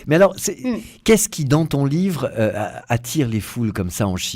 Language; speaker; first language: French; native; French